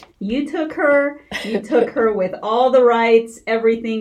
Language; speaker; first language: English; early bilingual, other home language; Spanish